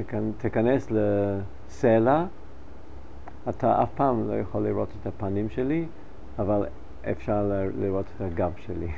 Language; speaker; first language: Hebrew; non-native, fluent; English